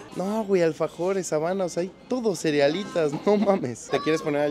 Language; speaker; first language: Spanish; native; Spanish